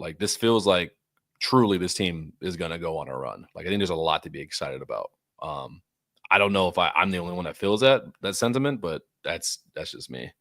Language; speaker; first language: English; native; English